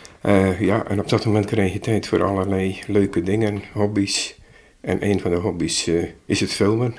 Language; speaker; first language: Dutch; native; Dutch